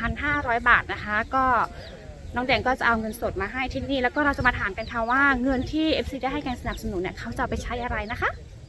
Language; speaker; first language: Thai; non-native, local second language; Karen languages